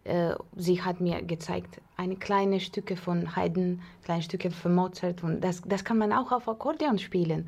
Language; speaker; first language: German; non-native, learner; Russian